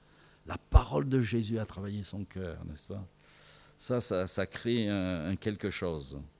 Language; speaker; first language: French; native; French